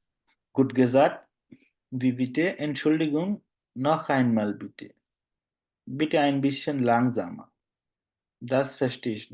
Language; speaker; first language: German; non-native, fluent; Bangla